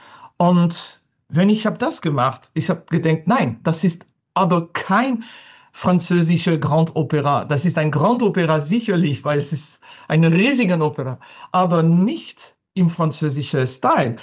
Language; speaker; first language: German; non-native, learner; French